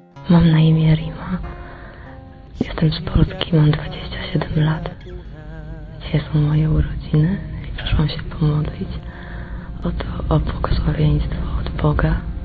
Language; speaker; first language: Polish; native; Polish